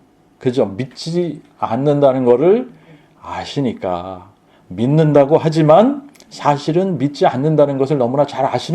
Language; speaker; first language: Korean; native; Korean